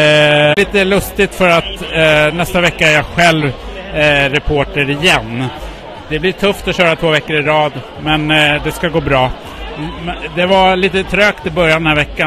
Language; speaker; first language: Swedish; native; Swedish